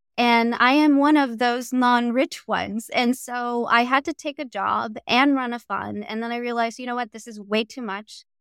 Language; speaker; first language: English; native; English